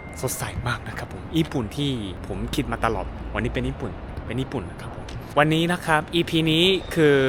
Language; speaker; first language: Thai; non-native, fluent; Korean